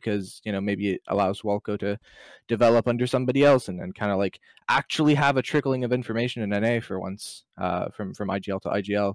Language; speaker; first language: English; native; English